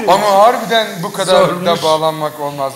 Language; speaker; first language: Turkish; native; Turkish